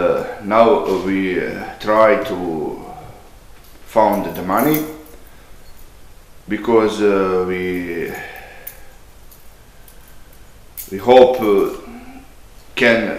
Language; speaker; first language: English; non-native, learner; Bosnian